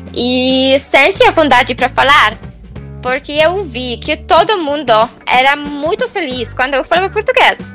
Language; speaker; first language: Portuguese; non-native, fluent; Polish